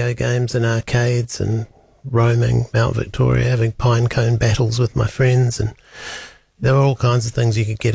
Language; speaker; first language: English; native; English